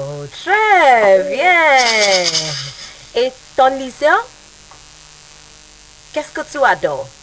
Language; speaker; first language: French; non-native, fluent; Yoruba